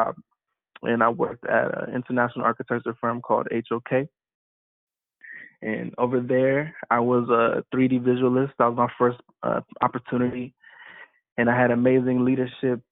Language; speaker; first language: English; native; English